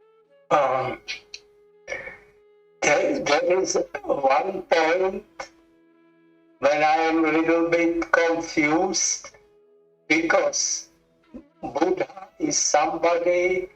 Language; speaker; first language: English; non-native, learner; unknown